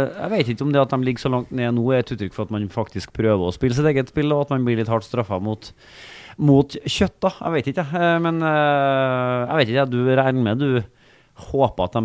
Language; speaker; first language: Norwegian; native; Norwegian